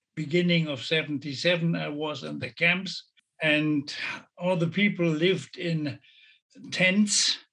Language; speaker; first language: English; non-native, fluent; German